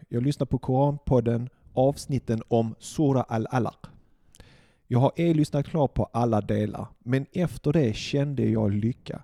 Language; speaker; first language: Swedish; early bilingual, other home language; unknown